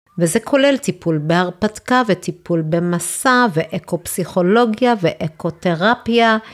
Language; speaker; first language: Hebrew; early bilingual, other home language; English